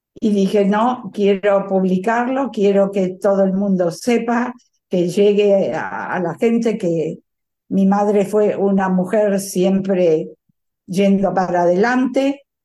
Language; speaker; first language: Spanish; native; Spanish